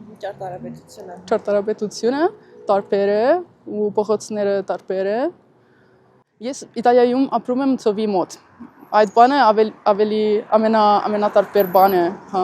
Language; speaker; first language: Armenian; non-native, learner; Italian